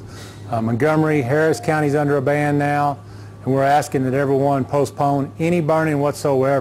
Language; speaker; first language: English; native; English